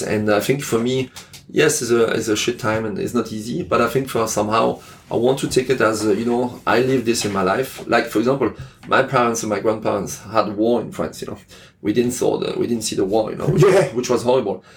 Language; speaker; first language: English; non-native, fluent; French